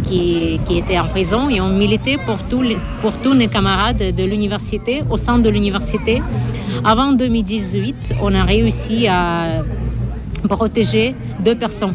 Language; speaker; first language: French; non-native, fluent; Russian